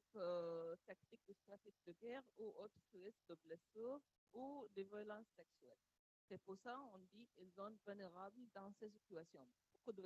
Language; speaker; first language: French; non-native, learner; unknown